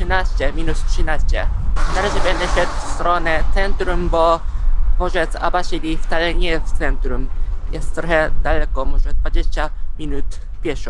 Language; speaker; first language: Polish; non-native, fluent; Japanese